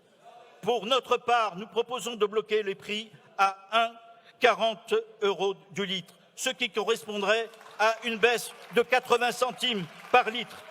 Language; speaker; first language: French; native; French